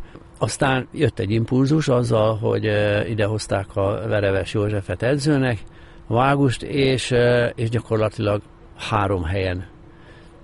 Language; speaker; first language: Hungarian; native; Hungarian